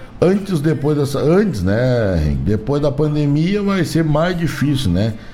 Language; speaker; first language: Portuguese; native; Portuguese